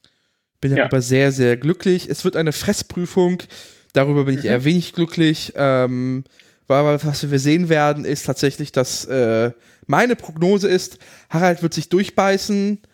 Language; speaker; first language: German; native; German